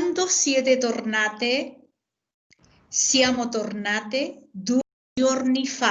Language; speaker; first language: Italian; non-native, learner; Spanish